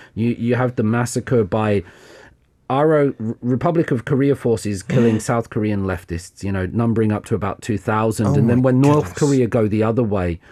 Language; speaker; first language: English; native; English